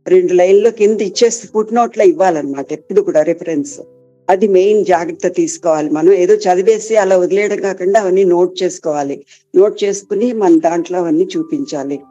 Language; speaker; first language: Telugu; native; Telugu